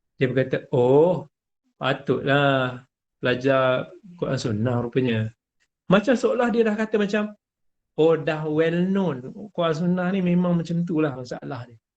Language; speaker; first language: Malay; native; Malay